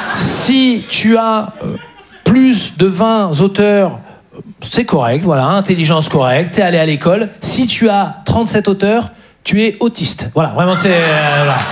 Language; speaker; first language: French; native; French